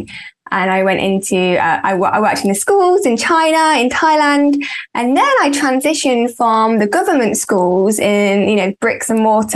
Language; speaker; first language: English; native; English